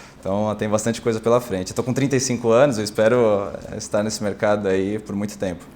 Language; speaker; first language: Portuguese; native; Portuguese